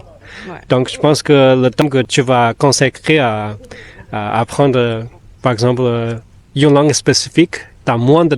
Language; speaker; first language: French; non-native, fluent; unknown